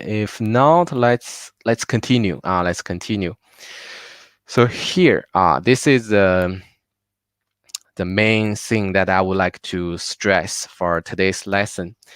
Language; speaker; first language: English; non-native, fluent; Chinese